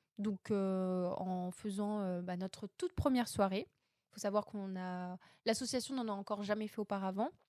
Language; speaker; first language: French; native; French